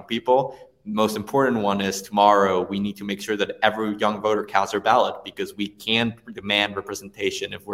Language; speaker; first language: English; non-native, fluent; Spanish